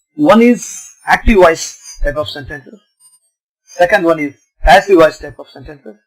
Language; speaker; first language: English; non-native, local second language; Tamil